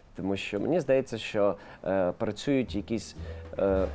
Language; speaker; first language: Ukrainian; non-native, local second language; Russian